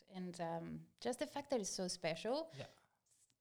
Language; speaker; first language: English; non-native, fluent; Greek